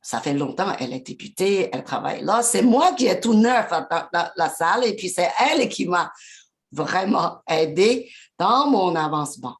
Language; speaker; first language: French; non-native, fluent; Chinese